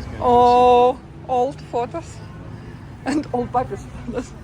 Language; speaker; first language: English; non-native, learner; Ukrainian